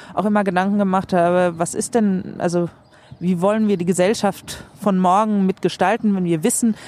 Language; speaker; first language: German; non-native, fluent; Swedish